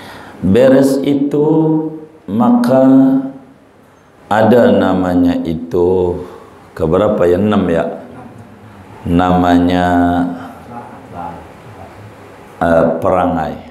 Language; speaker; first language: Indonesian; native; Indonesian